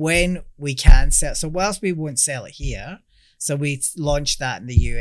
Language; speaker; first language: English; native; English